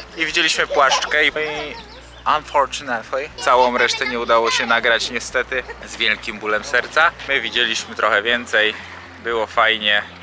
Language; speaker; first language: Polish; native; Polish